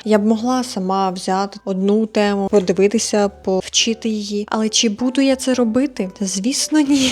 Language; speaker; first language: Ukrainian; native; Ukrainian